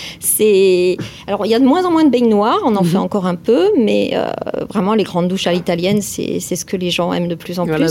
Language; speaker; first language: French; native; French